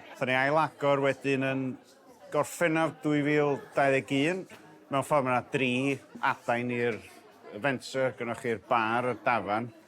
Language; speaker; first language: Welsh; native; Welsh